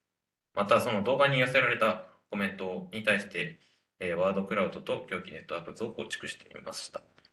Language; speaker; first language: Japanese; native; Japanese